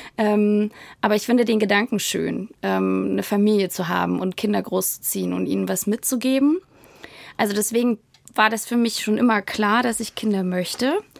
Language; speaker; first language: German; native; German